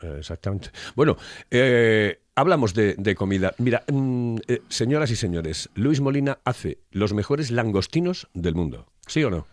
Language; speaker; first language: Spanish; native; Spanish